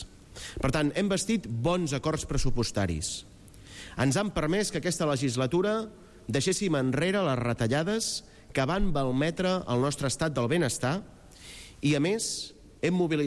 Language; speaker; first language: Catalan; native; Catalan